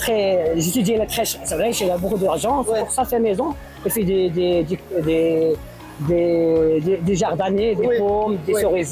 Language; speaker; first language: French; non-native, local second language; Berber languages